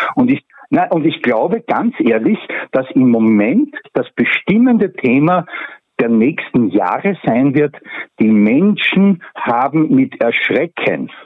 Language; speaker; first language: German; native; German